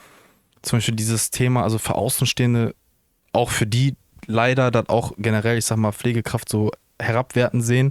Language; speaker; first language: German; native; German